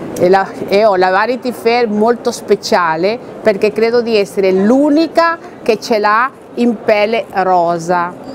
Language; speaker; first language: Italian; non-native, fluent; Spanish